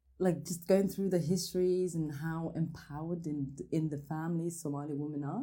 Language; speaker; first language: English; non-native, fluent; Norwegian